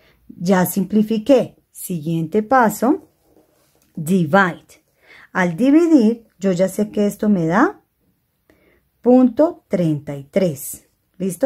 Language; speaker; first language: Spanish; native; Spanish